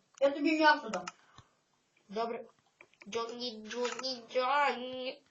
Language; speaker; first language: Ukrainian; native; Ukrainian